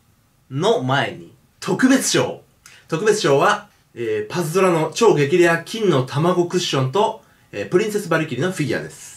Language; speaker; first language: Japanese; native; Japanese